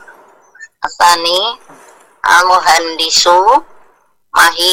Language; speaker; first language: Arabic; non-native, learner; Indonesian